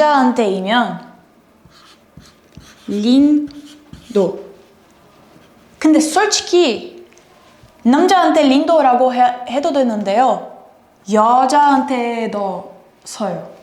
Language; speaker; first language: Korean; non-native, learner; Portuguese